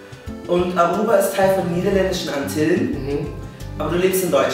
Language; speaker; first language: German; native; German